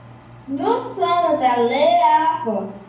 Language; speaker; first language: French; non-native, learner; Portuguese